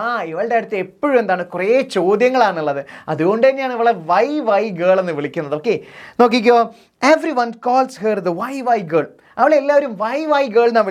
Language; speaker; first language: Malayalam; native; Malayalam